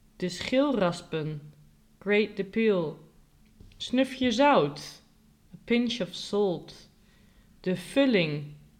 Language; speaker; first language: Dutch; native; Dutch